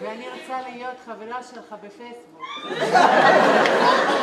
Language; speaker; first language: Hebrew; non-native, local second language; Arabic